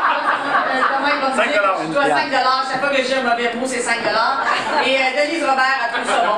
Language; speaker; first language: French; native; French